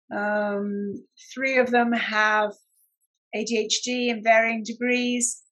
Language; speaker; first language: English; native; English